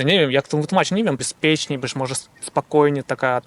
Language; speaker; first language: Polish; non-native, learner; Russian